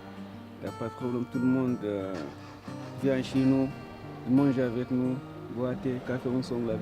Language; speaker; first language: French; non-native, learner; Arabic